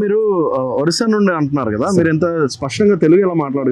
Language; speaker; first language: Telugu; native; Telugu